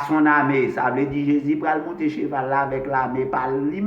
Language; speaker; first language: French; non-native, local second language; Haitian Creole